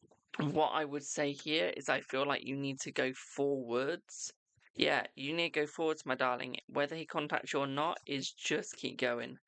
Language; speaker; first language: English; native; English